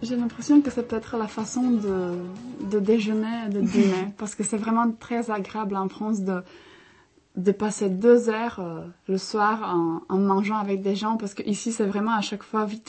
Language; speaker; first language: French; non-native, fluent; Czech